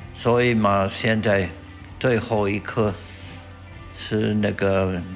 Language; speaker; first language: Chinese; non-native, fluent; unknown